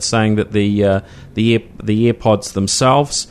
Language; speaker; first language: English; native; English